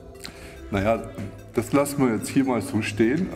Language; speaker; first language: German; native; German